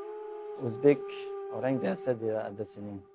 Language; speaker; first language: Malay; non-native, learner; Uzbek